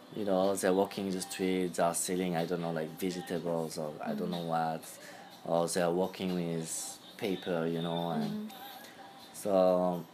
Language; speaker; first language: English; non-native, fluent; French